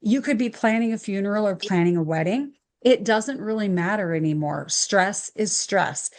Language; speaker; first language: English; native; English